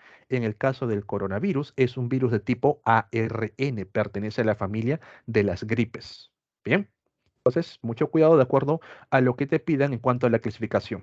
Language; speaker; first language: Spanish; native; Spanish